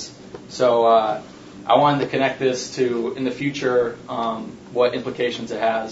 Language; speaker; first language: English; native; English